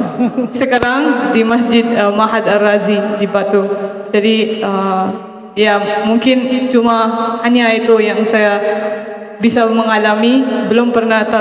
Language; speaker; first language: Indonesian; non-native, fluent; Maranao